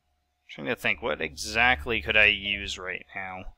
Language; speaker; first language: English; native; English